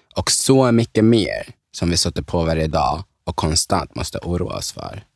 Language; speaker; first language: Swedish; early bilingual, other home language; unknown